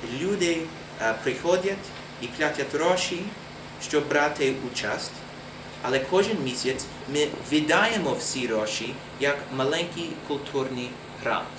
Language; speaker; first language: Ukrainian; non-native, learner; English